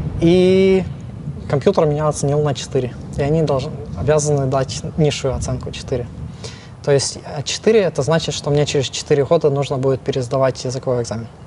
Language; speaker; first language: Russian; non-native, local second language; Ukrainian